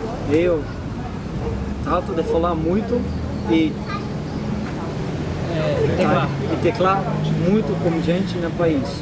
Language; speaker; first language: Portuguese; non-native, learner; Dutch